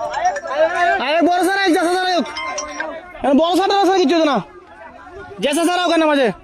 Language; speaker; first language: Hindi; non-native, learner; Bangla